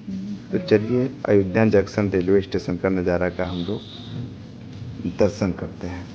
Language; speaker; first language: Hindi; native; Hindi